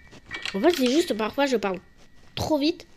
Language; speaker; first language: French; native; French